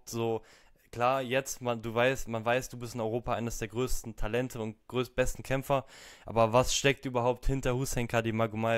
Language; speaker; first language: German; native; German